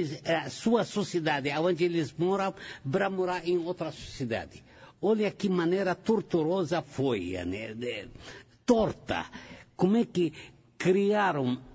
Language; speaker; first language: Portuguese; non-native, fluent; Arabic